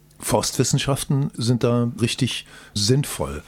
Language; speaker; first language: German; native; German